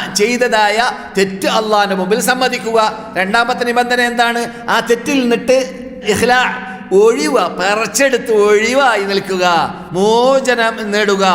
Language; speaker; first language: Malayalam; native; Malayalam